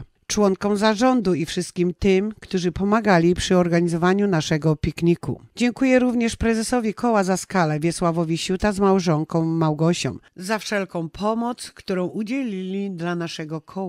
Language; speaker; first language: Polish; native; Polish